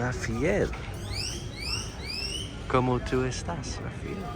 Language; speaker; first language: Spanish; non-native, learner; English